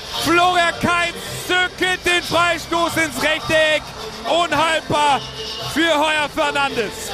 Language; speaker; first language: German; native; German